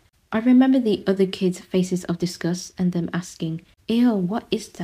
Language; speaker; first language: English; non-native, local second language; Vietnamese